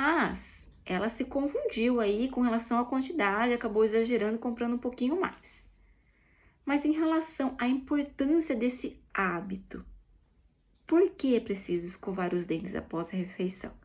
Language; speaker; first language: Portuguese; native; Portuguese